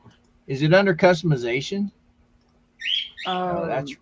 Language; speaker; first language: English; native; English